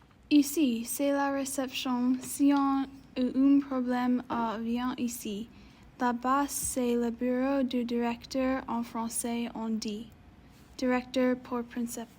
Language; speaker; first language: French; non-native, learner; English